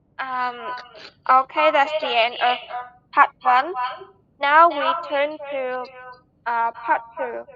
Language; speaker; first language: English; non-native, learner; Vietnamese